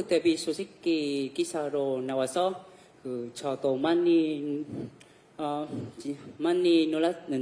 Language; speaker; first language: Korean; non-native, learner; Vietnamese